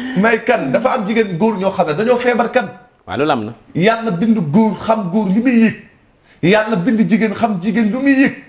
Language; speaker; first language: Wolof; native; Wolof